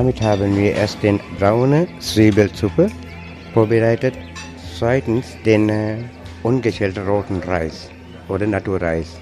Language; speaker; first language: German; non-native, learner; Sinhala